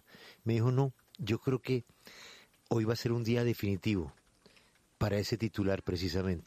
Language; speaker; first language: Spanish; native; Spanish